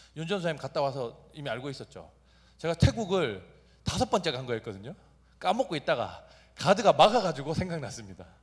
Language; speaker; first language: Korean; native; Korean